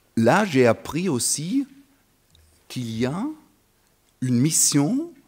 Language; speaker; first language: French; non-native, fluent; German